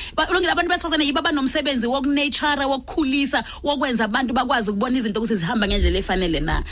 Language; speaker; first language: Zulu; non-native, local second language; Swati